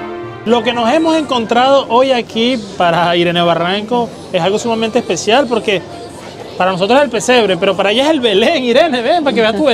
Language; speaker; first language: Spanish; native; Spanish